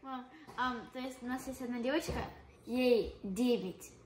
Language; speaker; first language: Russian; early bilingual, heritage; Russian